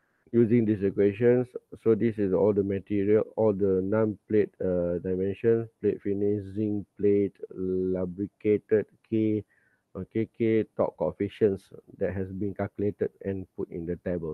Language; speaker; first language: English; non-native, local second language; Malay